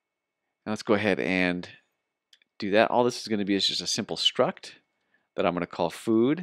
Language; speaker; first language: English; native; English